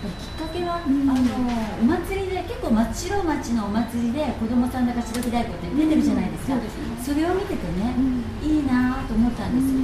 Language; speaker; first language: Japanese; native; Japanese